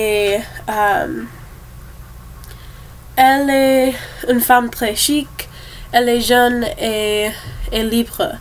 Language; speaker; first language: French; non-native, learner; English